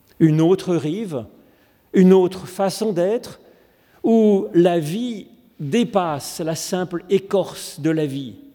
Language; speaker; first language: French; native; French